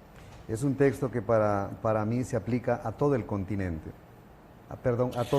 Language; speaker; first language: Spanish; non-native, fluent; Portuguese